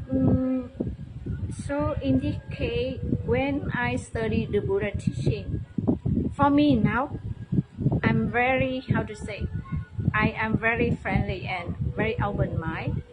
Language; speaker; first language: English; non-native, learner; Vietnamese